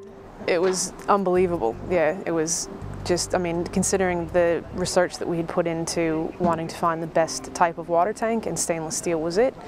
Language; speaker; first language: English; native; English